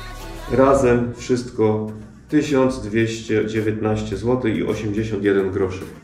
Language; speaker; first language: Polish; native; Polish